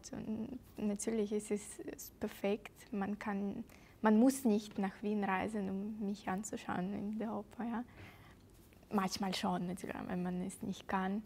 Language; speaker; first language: German; non-native, fluent; Russian